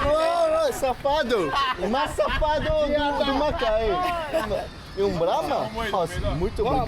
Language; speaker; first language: Portuguese; non-native, learner; French